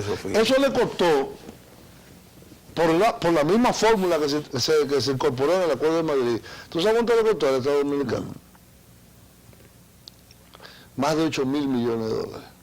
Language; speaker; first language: Spanish; native; Spanish